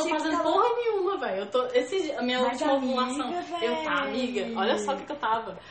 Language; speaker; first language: Portuguese; native; Portuguese